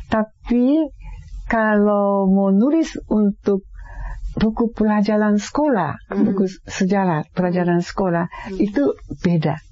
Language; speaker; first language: Indonesian; non-native, fluent; Japanese